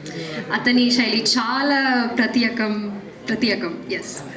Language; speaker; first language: Telugu; non-native, learner; Malayalam